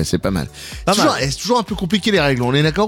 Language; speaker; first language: French; native; French